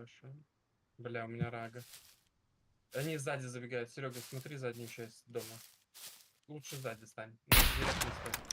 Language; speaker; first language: Russian; native; Russian